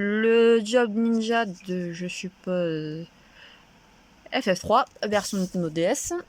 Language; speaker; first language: French; native; French